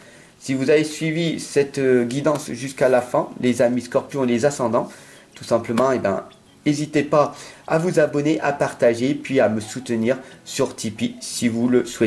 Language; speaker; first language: French; native; French